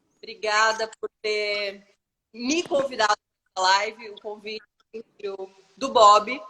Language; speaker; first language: Portuguese; native; Portuguese